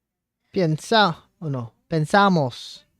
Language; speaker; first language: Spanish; non-native, learner; English